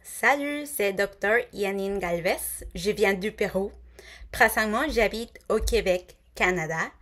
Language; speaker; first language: French; non-native, fluent; Spanish